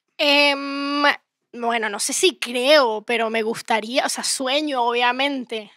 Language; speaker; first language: Spanish; native; Spanish